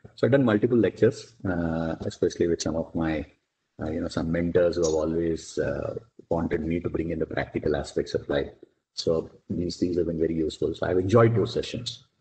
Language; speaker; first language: English; non-native, local second language; Tamil